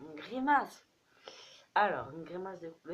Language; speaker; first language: French; native; French